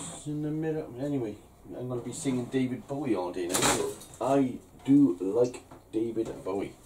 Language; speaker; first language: English; native; English